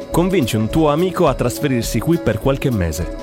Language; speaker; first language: Italian; native; Italian